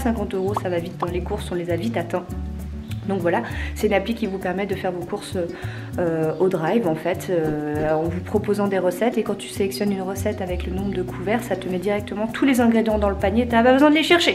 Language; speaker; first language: French; native; French